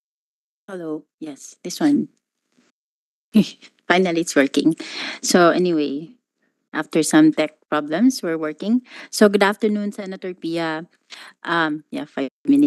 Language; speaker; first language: English; non-native, local second language; Filipino